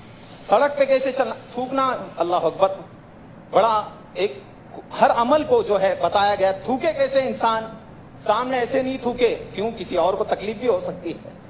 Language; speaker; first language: Hindi; native; Hindi